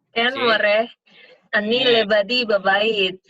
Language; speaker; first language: Hebrew; non-native, learner; Indonesian